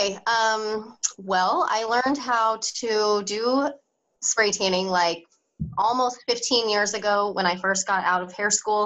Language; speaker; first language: English; native; English